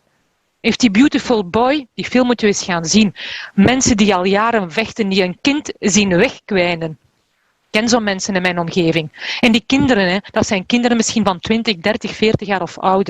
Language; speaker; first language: Dutch; native; Dutch